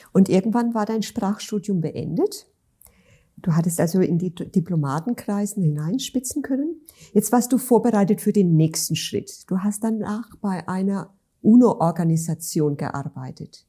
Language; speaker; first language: German; native; German